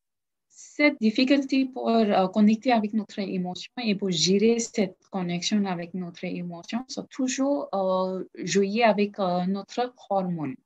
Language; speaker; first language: French; non-native, learner; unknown